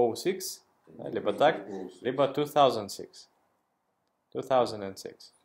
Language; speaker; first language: Russian; native; Russian